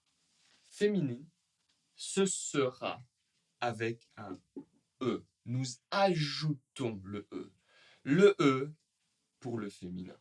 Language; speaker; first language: French; native; French